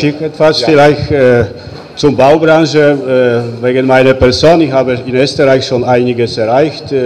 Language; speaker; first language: German; non-native, fluent; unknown